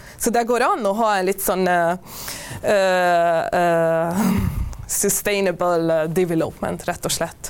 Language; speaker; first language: Norwegian; non-native, fluent; Hungarian